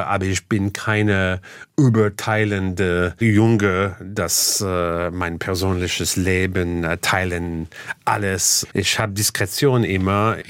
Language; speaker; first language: German; non-native, fluent; English